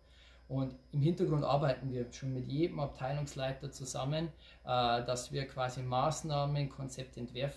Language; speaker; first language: German; native; German